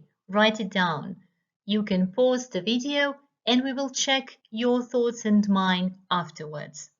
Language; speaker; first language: English; non-native, fluent; Croatian